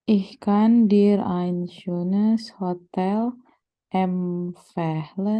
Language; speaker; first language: German; non-native, learner; Indonesian